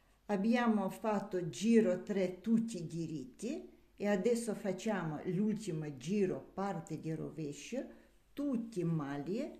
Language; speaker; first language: Italian; non-native, learner; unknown